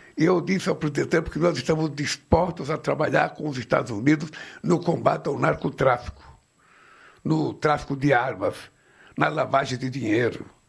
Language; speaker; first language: Portuguese; native; Portuguese